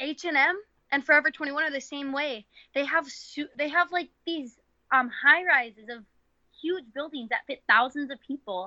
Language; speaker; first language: English; native; English